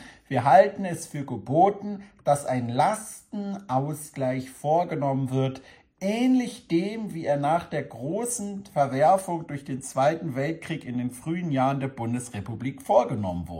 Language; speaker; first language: German; native; German